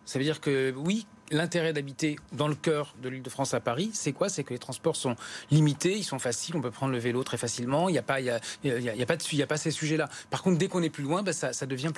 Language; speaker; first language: French; native; French